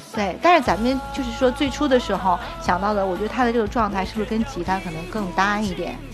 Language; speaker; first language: Chinese; native; Chinese